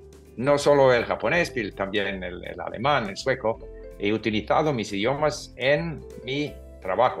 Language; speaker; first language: Spanish; non-native, fluent; English